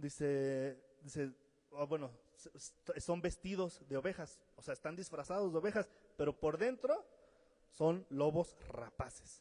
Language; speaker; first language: Spanish; native; Spanish